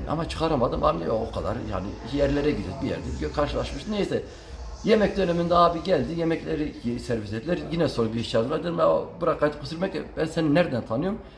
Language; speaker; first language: Turkish; early bilingual, heritage; Turkish